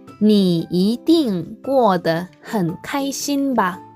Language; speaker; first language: Chinese; non-native, fluent; Korean